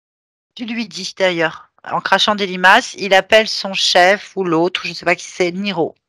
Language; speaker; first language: French; native; French